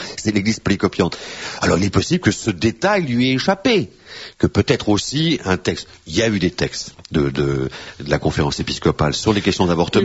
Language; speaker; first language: French; native; French